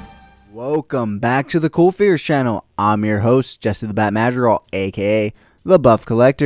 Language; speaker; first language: English; native; English